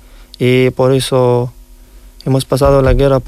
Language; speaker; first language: Spanish; non-native, learner; Riffian